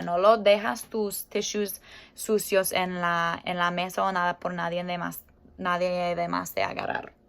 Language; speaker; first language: Spanish; non-native, fluent; English